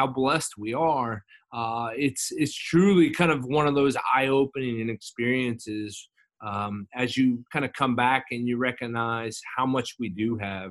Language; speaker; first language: English; native; English